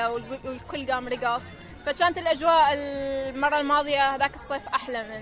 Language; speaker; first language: Arabic; native; Arabic